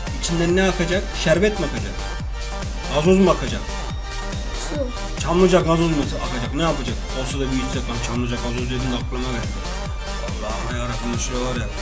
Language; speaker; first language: Turkish; native; Turkish